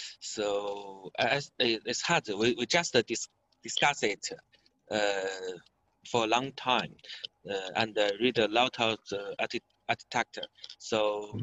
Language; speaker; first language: English; non-native, learner; Chinese